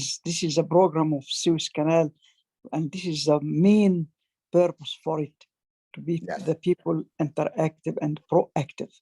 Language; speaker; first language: English; non-native, fluent; Arabic